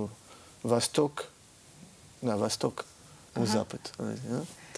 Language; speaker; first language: Russian; early bilingual, heritage; French